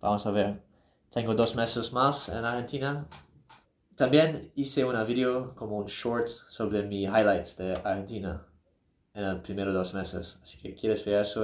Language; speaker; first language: Spanish; non-native, learner; English